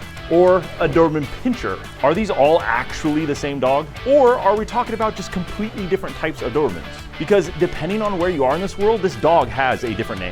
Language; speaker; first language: English; native; English